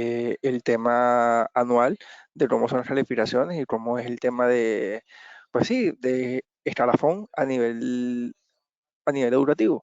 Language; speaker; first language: Spanish; native; Spanish